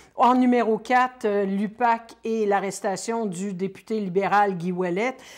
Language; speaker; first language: French; native; French